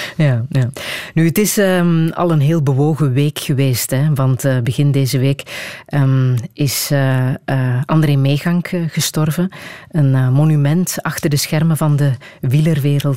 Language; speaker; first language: Dutch; native; Dutch